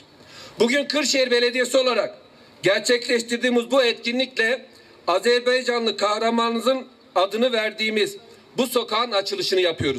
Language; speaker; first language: Turkish; native; Turkish